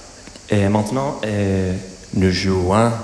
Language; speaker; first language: French; non-native, learner; English